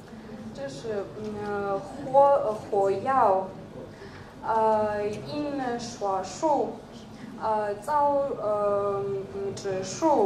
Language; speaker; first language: Chinese; non-native, learner; Georgian